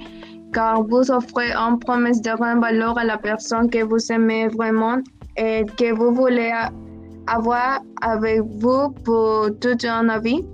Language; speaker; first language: French; non-native, learner; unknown